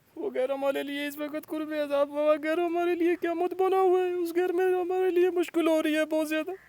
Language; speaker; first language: Urdu; non-native, local second language; Pahari-Potwari